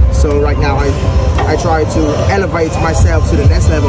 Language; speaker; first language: English; non-native, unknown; Vietnamese